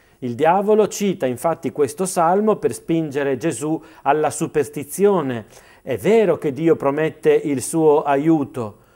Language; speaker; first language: Italian; native; Italian